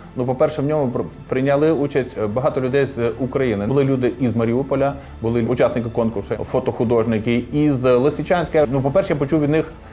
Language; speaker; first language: Ukrainian; native; Ukrainian